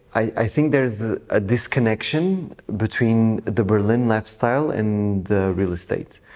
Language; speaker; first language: English; non-native, fluent; Portuguese